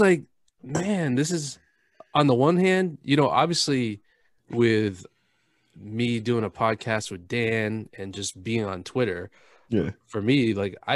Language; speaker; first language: English; native; English